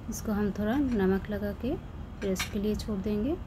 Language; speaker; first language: Hindi; non-native, local second language; Bangla